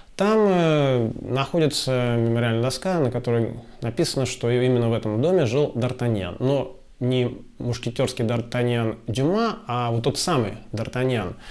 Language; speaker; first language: Russian; native; Russian